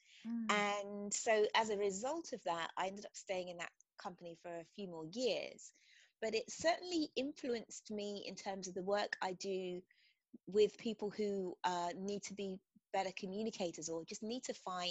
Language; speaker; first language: English; native; English